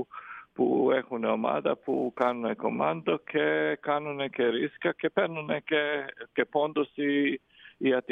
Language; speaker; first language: Greek; non-native, learner; Croatian